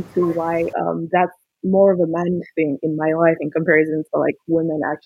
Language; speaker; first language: English; non-native, local second language; Yoruba